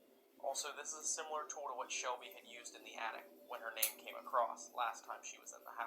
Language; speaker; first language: English; native; English